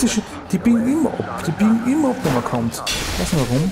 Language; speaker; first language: German; native; German